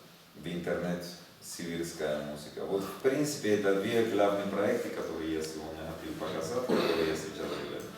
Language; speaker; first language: Russian; non-native, learner; Spanish